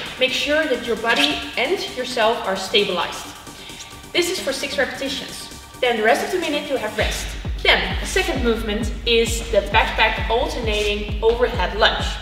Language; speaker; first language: English; non-native, fluent; Dutch